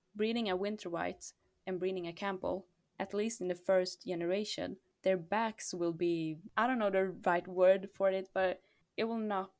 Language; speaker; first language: English; non-native, fluent; Swedish